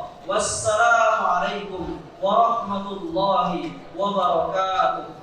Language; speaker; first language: Arabic; non-native, fluent; Indonesian